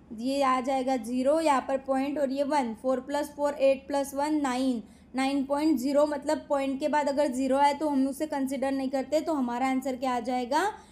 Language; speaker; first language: Hindi; non-native, local second language; Marathi